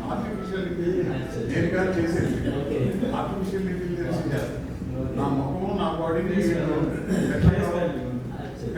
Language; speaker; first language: Telugu; native; Telugu